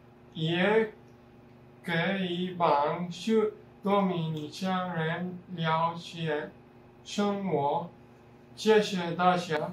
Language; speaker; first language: Chinese; non-native, learner; Spanish